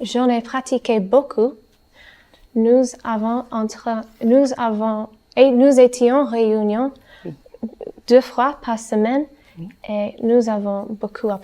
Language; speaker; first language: French; non-native, learner; English